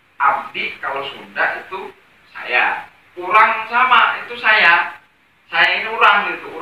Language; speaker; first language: Indonesian; non-native, local second language; Javanese